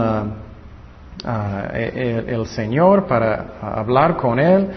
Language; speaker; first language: Spanish; non-native, fluent; English